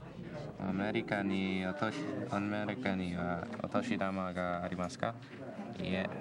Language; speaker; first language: Japanese; non-native, learner; English